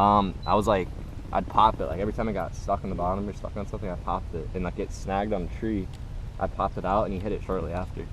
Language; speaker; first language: English; native; English